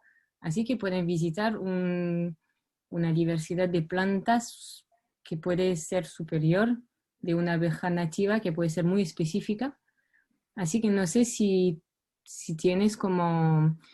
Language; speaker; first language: Spanish; non-native, fluent; French